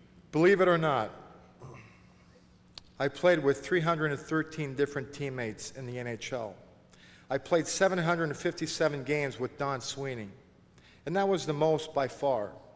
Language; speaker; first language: English; non-native, local second language; French